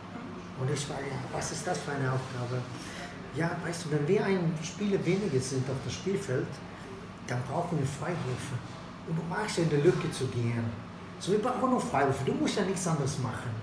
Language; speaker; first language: German; non-native, fluent; Swedish